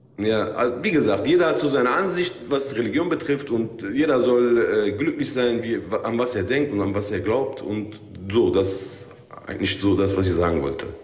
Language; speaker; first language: German; early bilingual, other home language; Turkish